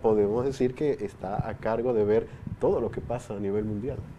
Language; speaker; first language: Spanish; native; Spanish